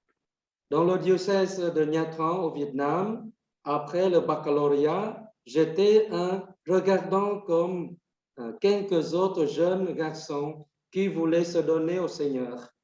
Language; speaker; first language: French; non-native, fluent; Vietnamese